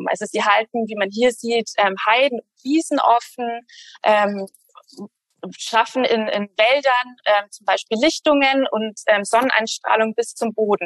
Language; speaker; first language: German; native; German